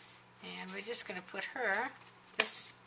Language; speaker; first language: English; native; English